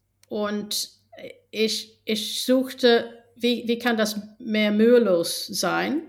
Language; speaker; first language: German; non-native, fluent; English